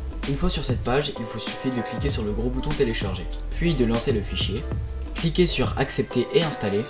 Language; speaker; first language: French; native; French